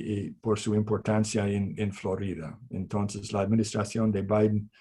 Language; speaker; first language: Spanish; non-native, fluent; English